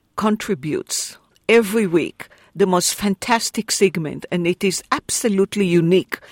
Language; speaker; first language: English; non-native, fluent; Hebrew